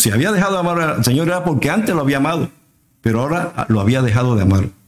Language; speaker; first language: Spanish; native; Spanish